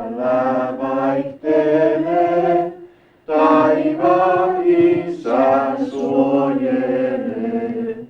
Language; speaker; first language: Finnish; native; Finnish